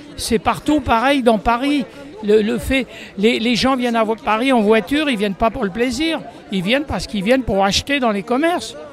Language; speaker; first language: French; native; French